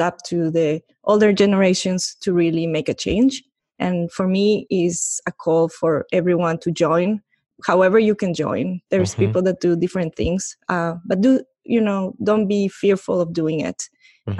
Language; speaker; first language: English; non-native, fluent; Spanish